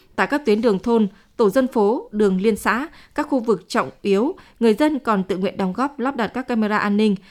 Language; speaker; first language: Vietnamese; native; Vietnamese